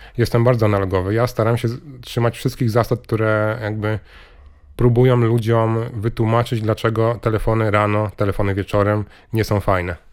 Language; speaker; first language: Polish; native; Polish